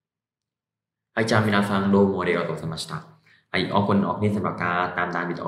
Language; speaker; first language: Japanese; non-native, fluent; Khmer